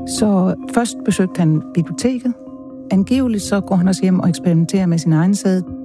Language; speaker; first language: Danish; native; Danish